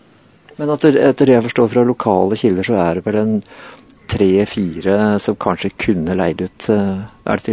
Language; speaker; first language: Norwegian; native; Norwegian